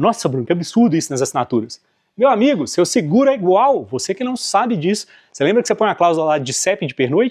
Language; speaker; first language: Portuguese; native; Portuguese